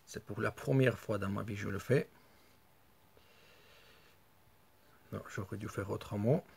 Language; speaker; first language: French; non-native, fluent; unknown